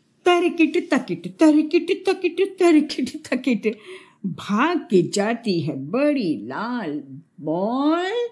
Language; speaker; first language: Hindi; native; Hindi